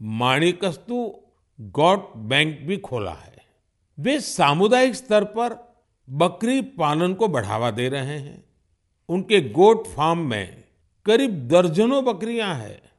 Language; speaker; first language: Hindi; non-native, local second language; Gujarati